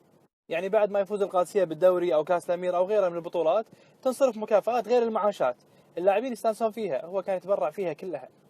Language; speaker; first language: Arabic; native; Arabic